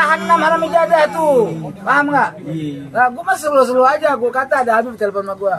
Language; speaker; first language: Indonesian; native; Indonesian